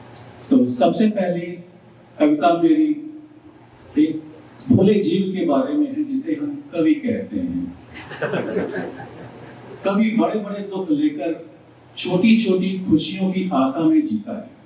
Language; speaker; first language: Hindi; native; Hindi